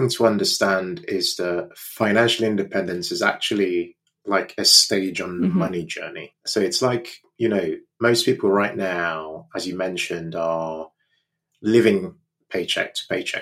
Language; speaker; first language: English; non-native, local second language; Yoruba